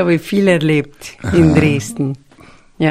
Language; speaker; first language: German; non-native, fluent; Spanish